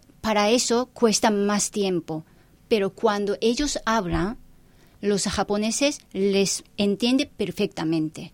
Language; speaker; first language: Spanish; non-native, fluent; Japanese